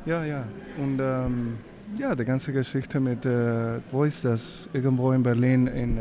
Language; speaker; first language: German; non-native, fluent; Spanish